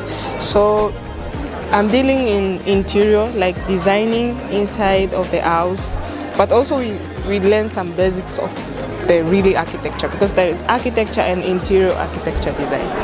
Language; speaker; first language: English; non-native, local second language; Swahili